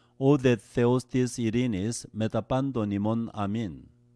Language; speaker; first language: Greek; non-native, learner; Korean